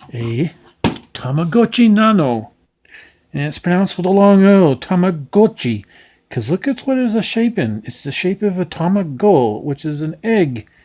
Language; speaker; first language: English; native; English